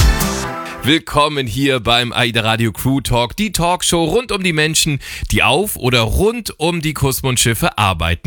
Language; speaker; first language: German; native; German